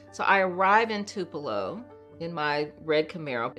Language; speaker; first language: English; native; English